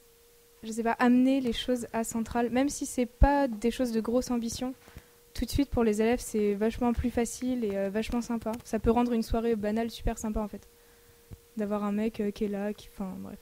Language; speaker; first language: French; native; French